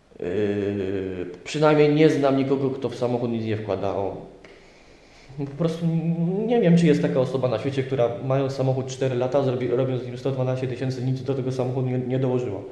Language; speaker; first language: Polish; native; Polish